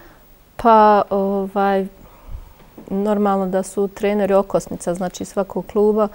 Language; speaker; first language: Croatian; native; Croatian